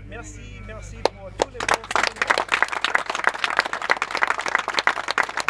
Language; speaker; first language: French; non-native, learner; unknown